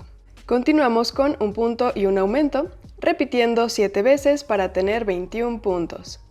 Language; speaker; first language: Spanish; native; Spanish